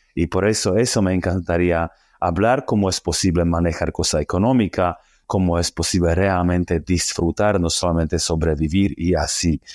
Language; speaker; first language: Spanish; non-native, learner; Slovak